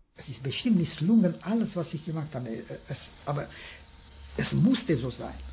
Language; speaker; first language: German; non-native, fluent; Romanian